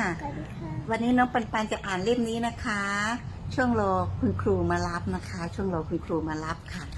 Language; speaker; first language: Thai; native; Thai